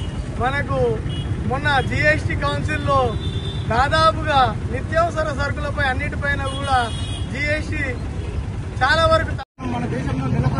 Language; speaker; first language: Telugu; native; Telugu